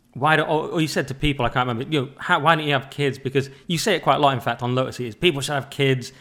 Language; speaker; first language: English; native; English